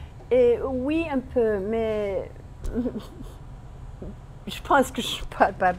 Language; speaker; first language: French; non-native, fluent; English